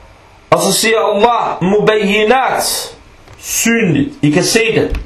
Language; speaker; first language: Danish; non-native, local second language; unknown